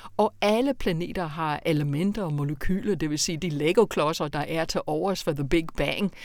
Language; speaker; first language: Danish; non-native, fluent; English